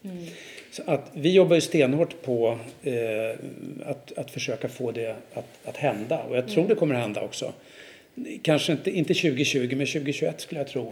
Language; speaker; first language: Swedish; native; Swedish